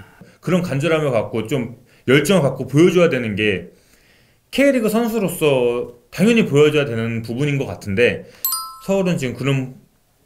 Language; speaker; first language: Korean; native; Korean